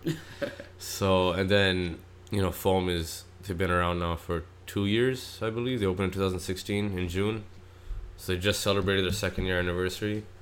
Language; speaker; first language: English; native; English